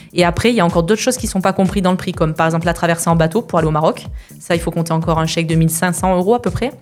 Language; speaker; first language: French; native; French